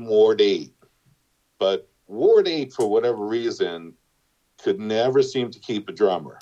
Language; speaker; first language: English; native; English